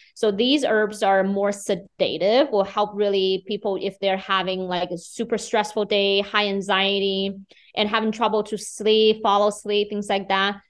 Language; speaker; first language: English; non-native, fluent; Chinese